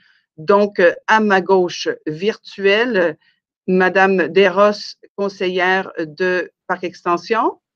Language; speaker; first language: French; native; French